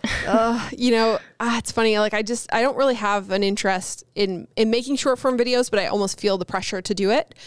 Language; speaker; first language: English; native; English